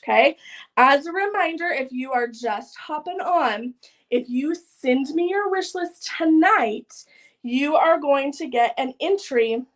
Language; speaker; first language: English; native; English